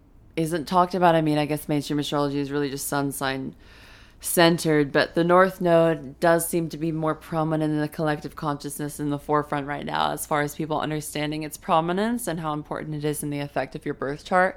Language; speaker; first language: English; native; English